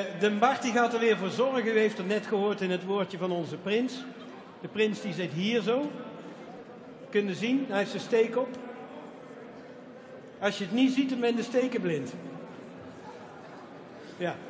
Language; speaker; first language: Dutch; native; Dutch